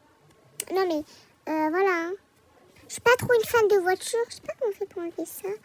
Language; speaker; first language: French; native; French